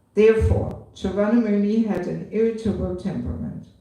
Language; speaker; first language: English; non-native, fluent; German